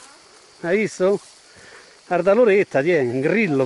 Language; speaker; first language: Italian; native; Italian